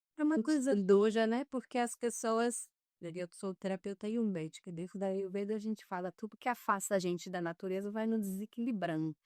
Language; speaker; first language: Portuguese; native; Portuguese